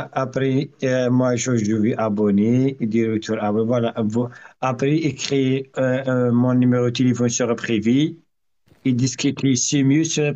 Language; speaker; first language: French; non-native, learner; Arabic